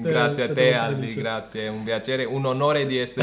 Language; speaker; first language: Italian; non-native, fluent; German